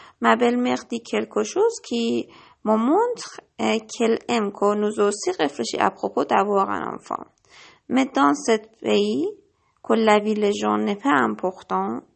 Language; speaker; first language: French; non-native, learner; Persian